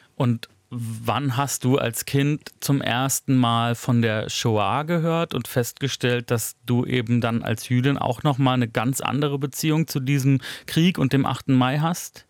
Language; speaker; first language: German; native; German